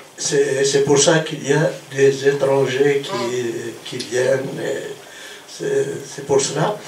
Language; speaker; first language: French; non-native, local second language; Kabyle